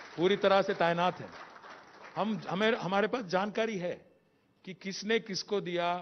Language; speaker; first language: Hindi; non-native, local second language; Telugu